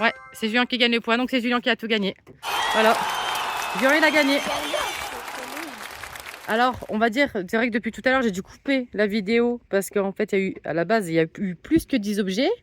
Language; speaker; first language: French; native; French